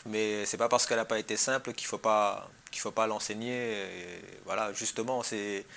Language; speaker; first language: French; native; French